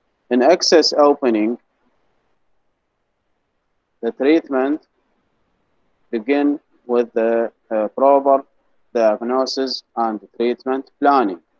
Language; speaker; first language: English; non-native, fluent; Arabic